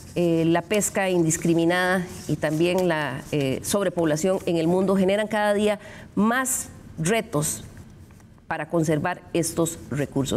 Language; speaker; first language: Spanish; native; Spanish